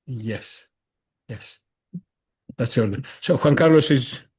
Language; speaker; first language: English; non-native, fluent; Greek